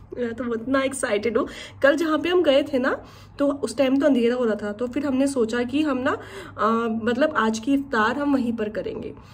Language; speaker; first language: Hindi; native; Hindi